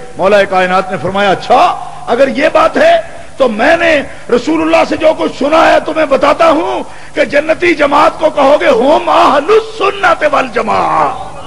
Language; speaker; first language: Urdu; non-native, local second language; Punjabi